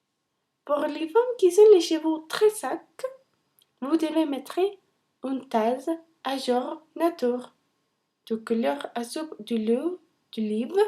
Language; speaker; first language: French; non-native, learner; Spanish